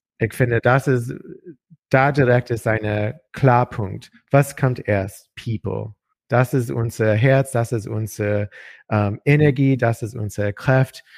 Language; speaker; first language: German; non-native, learner; English